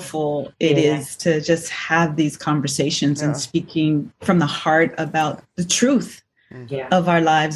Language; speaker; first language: English; native; English